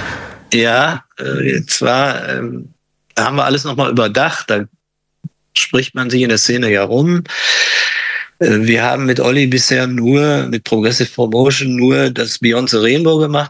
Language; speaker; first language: German; native; German